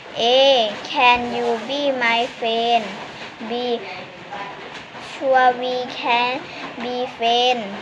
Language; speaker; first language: English; non-native, learner; Thai